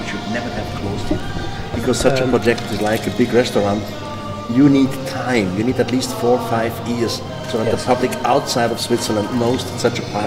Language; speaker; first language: English; non-native, fluent; German